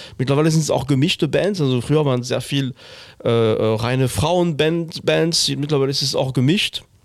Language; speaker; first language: German; non-native, fluent; French